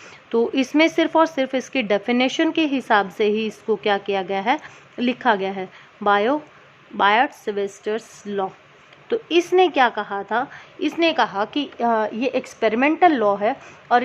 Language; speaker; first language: Hindi; native; Hindi